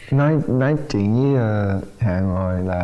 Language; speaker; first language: Vietnamese; early bilingual, heritage; Vietnamese